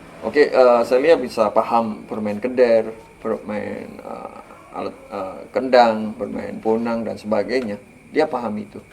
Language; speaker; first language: Indonesian; native; Indonesian